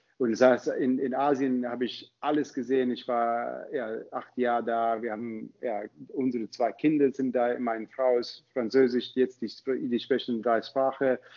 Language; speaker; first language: German; non-native, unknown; English